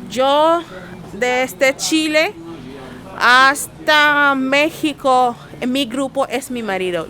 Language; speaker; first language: Spanish; non-native, learner; Haitian Creole